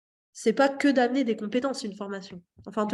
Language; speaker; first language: French; native; French